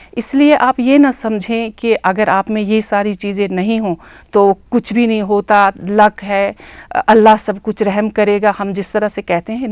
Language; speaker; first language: Urdu; non-native, local second language; Kashmiri